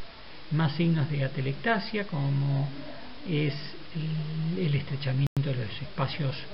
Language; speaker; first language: Spanish; native; Spanish